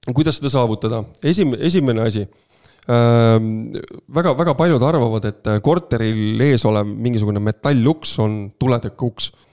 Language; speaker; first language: Estonian; native; Estonian